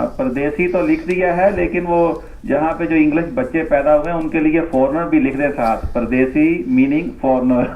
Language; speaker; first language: Urdu; non-native, local second language; Punjabi